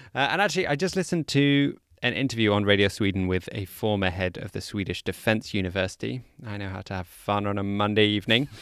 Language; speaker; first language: English; native; English